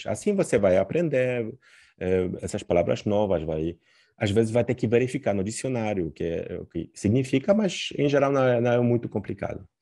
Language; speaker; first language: Portuguese; non-native, fluent; Polish